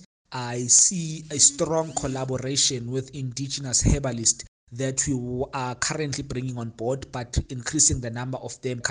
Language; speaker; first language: English; non-native, local second language; Xhosa